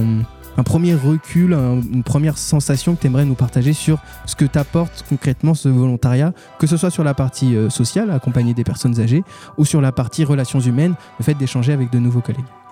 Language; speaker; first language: French; native; French